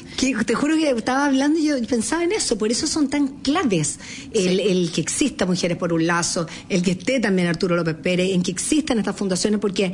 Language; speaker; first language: Spanish; native; Spanish